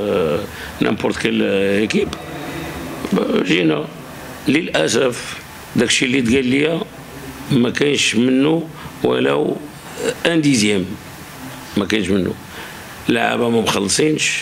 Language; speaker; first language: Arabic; native; Arabic